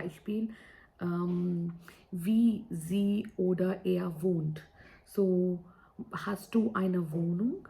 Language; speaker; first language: German; non-native, fluent; Hindi